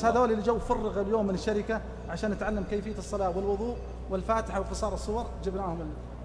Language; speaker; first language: Arabic; native; Arabic